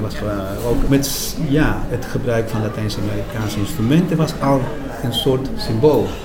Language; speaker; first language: Dutch; non-native, fluent; Spanish